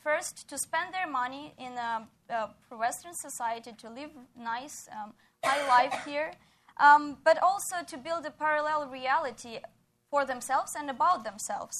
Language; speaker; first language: English; non-native, fluent; Ukrainian